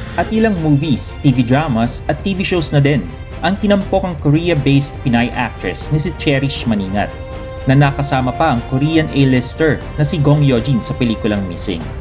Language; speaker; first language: Filipino; native; Filipino